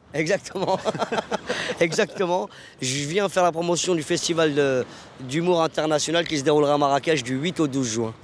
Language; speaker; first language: French; early bilingual, other home language; Arabic